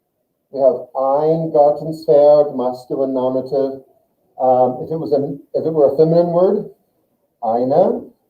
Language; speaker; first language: German; non-native, fluent; English